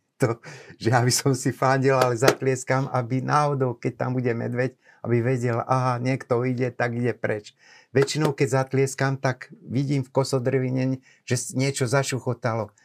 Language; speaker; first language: Slovak; native; Slovak